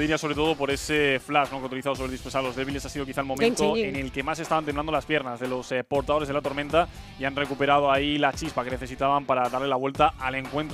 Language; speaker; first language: Spanish; native; Spanish